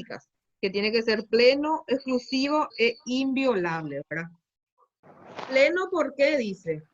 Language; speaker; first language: Spanish; native; Spanish